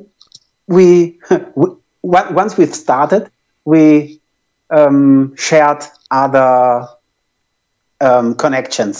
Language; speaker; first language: English; non-native, fluent; German